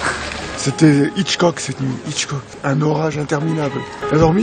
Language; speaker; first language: French; native; French